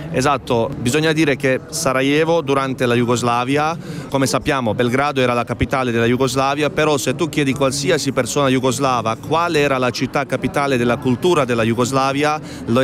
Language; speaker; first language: Italian; non-native, fluent; Bosnian